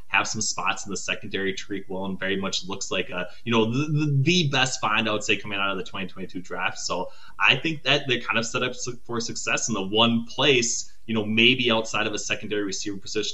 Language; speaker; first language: English; native; English